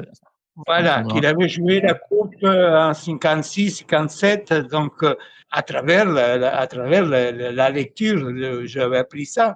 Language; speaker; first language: French; non-native, fluent; Spanish